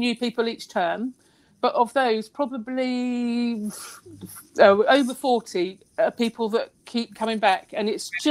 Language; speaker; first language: English; native; English